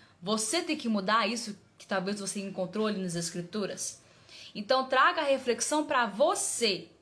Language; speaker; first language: Portuguese; native; Portuguese